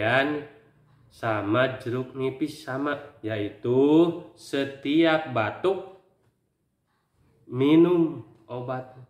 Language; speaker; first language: Indonesian; native; Indonesian